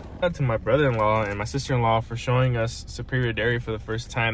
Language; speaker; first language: English; early bilingual, other home language; Spanish